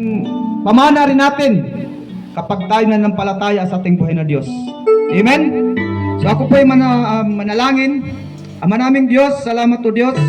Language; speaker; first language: Filipino; non-native, local second language; Waray